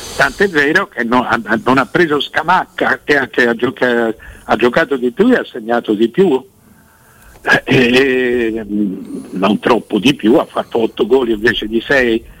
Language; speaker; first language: Italian; native; Italian